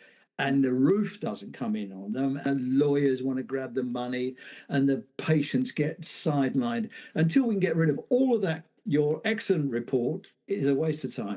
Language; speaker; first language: English; native; English